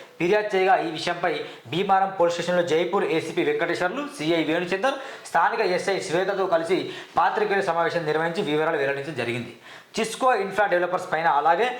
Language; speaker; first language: Telugu; native; Telugu